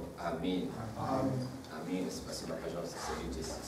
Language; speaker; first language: Russian; non-native, learner; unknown